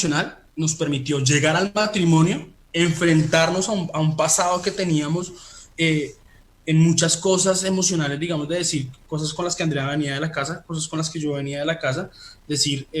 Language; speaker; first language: Spanish; native; Spanish